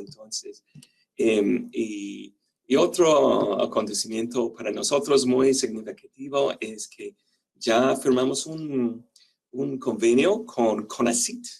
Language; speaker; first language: Spanish; non-native, fluent; English